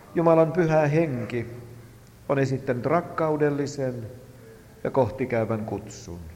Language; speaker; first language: Finnish; native; Finnish